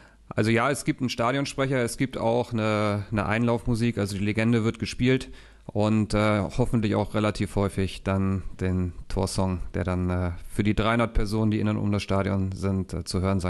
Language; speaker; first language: German; native; German